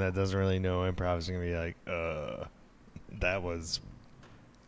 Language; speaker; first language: English; non-native, fluent; French